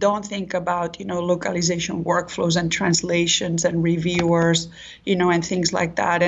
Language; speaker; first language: English; non-native, fluent; Catalan